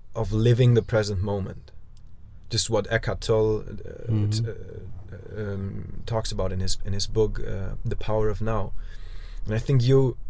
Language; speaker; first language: English; non-native, fluent; German